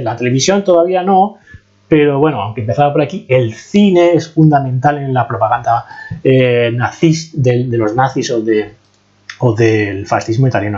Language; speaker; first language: Spanish; native; Spanish